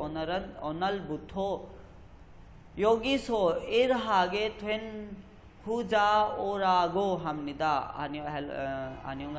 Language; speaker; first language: Korean; non-native, learner; Urdu